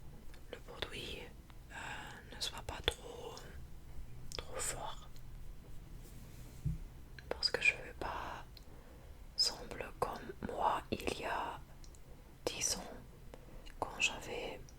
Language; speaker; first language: French; non-native, fluent; English